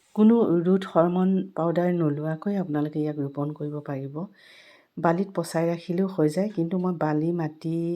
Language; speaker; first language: Assamese; native; Assamese